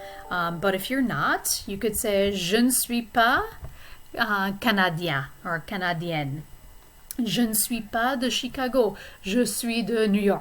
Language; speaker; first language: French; non-native, fluent; English